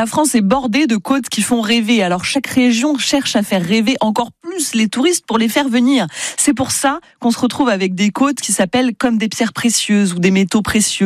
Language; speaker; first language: French; native; French